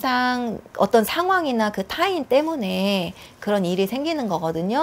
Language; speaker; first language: Korean; native; Korean